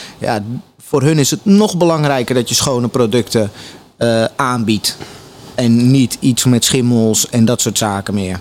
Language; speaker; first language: Dutch; native; Dutch